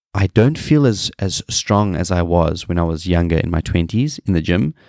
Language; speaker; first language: English; native; English